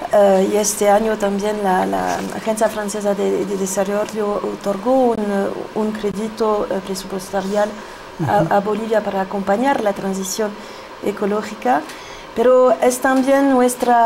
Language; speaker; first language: Spanish; non-native, fluent; French